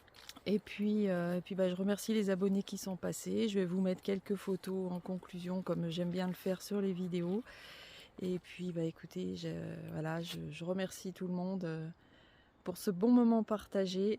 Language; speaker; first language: French; native; French